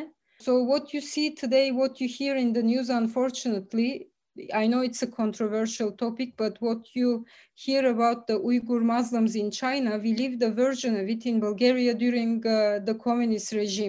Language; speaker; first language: English; early bilingual, other home language; Bulgarian